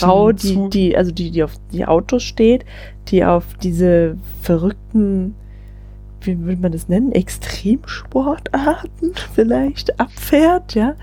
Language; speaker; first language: German; native; German